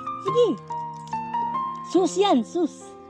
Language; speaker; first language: Filipino; non-native, local second language; Cebuano